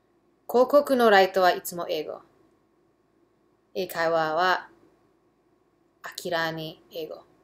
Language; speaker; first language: Japanese; early bilingual, heritage; English